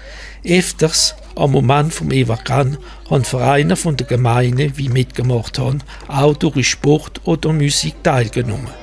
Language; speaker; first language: German; non-native, local second language; French